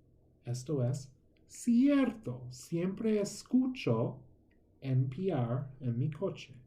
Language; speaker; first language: Spanish; non-native, fluent; English